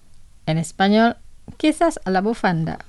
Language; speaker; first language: Spanish; non-native, fluent; Indonesian